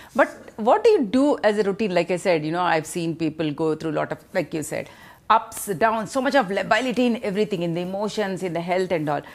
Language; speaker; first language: English; non-native, local second language; Telugu